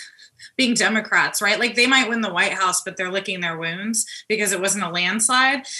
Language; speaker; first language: English; native; English